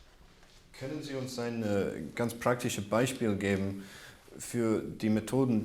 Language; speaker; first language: German; non-native, learner; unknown